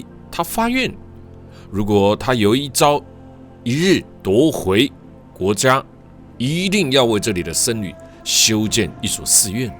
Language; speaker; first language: Chinese; native; Chinese